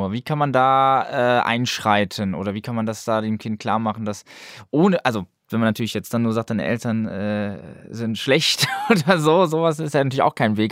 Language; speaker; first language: German; native; German